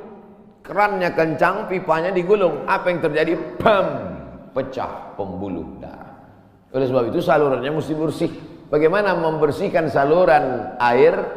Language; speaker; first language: Malay; native; Malay